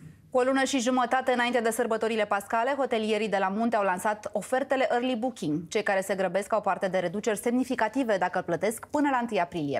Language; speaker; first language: Romanian; native; Romanian